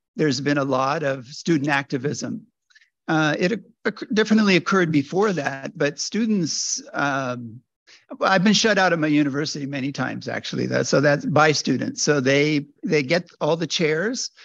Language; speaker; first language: English; native; English